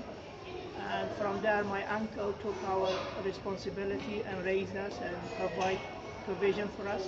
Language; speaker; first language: English; non-native, fluent; Persian